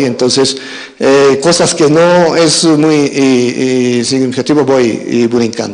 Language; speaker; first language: Spanish; non-native, fluent; Japanese